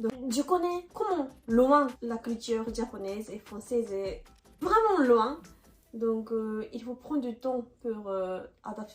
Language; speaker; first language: French; non-native, learner; Japanese